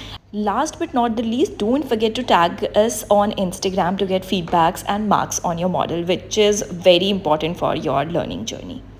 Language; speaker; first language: English; non-native, local second language; Hindi